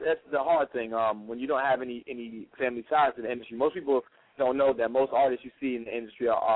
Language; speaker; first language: English; native; English